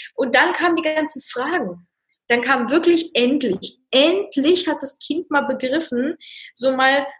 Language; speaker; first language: German; early bilingual, other home language; Russian